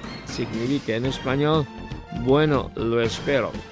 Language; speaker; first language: Spanish; non-native, fluent; Indonesian